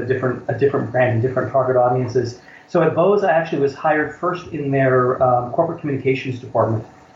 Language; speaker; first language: English; native; English